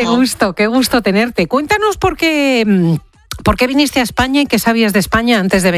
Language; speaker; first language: Spanish; native; Spanish